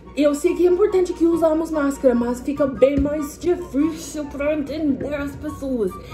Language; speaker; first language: Portuguese; non-native, fluent; English